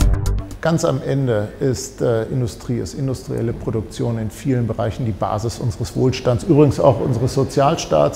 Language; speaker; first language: German; native; German